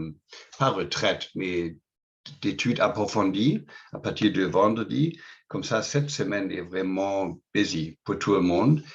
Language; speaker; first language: French; non-native, fluent; English